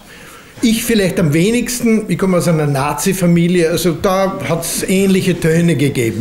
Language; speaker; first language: German; native; German